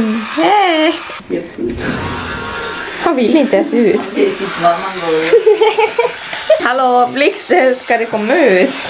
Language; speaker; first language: Swedish; native; Swedish